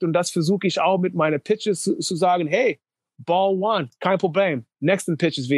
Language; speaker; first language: German; non-native, learner; English